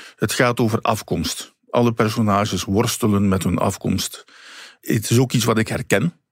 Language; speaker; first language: Dutch; native; Dutch